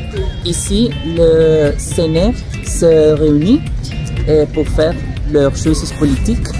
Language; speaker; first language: French; non-native, fluent; Spanish